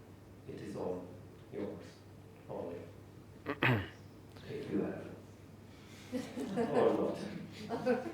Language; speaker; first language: English; non-native, learner; Hungarian